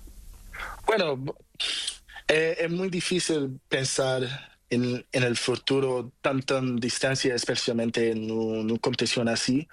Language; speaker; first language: Spanish; non-native, learner; Portuguese